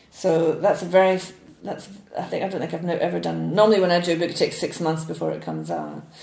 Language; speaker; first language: English; native; English